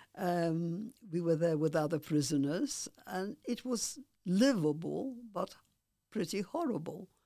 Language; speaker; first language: English; non-native, fluent; Polish